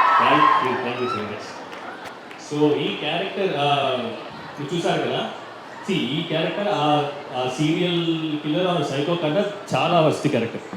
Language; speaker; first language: Telugu; non-native, learner; Tamil